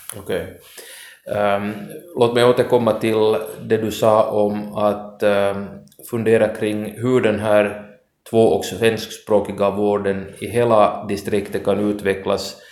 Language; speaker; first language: Swedish; native; Swedish